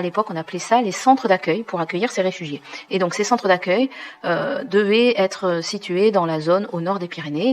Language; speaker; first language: French; native; French